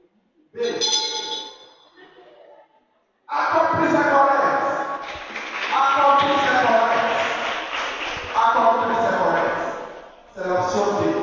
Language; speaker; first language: French; non-native, fluent; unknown